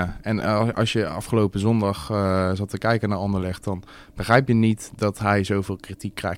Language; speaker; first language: Dutch; native; Dutch